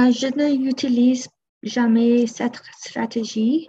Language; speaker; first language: French; non-native, fluent; English